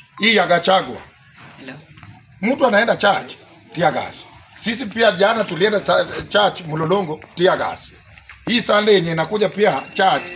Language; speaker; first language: Swahili; non-native, local second language; Luo (Kenya and Tanzania)